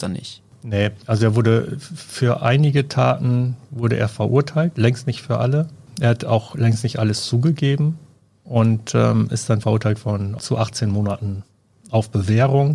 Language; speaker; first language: German; native; German